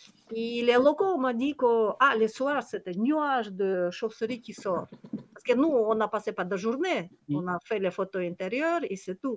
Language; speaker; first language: French; non-native, learner; Kyrgyz